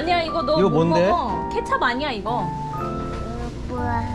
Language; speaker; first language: Korean; native; Korean